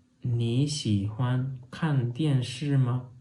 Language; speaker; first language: Chinese; non-native, fluent; Turkmen